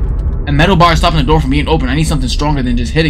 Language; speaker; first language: English; native; English